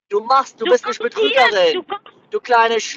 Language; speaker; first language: German; native; German